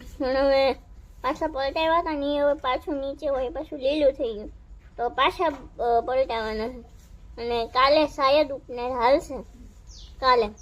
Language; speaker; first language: Gujarati; native; Gujarati